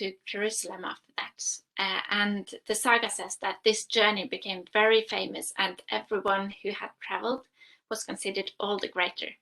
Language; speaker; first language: English; non-native, fluent; Norwegian